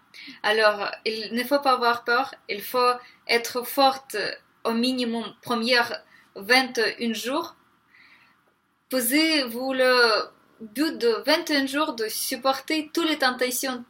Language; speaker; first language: French; non-native, learner; Ukrainian